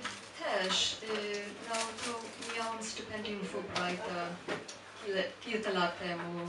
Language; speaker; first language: Polish; non-native, fluent; English